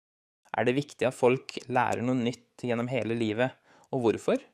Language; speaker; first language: Norwegian; native; Norwegian